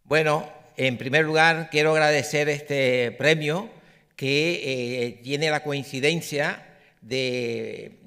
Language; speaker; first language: Spanish; native; Spanish